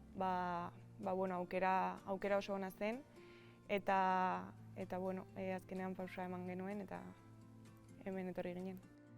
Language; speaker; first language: Basque; non-native, local second language; Spanish